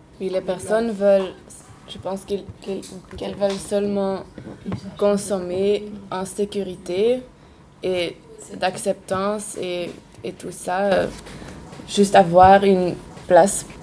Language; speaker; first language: French; non-native, local second language; Dutch